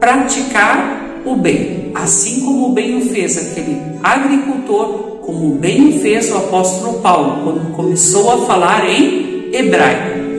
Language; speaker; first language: Portuguese; native; Portuguese